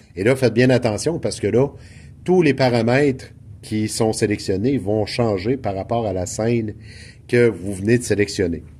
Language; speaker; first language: French; native; French